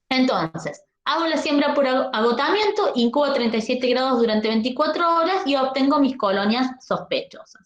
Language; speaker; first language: Spanish; native; Spanish